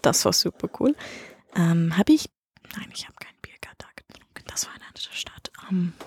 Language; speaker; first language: German; non-native, learner; English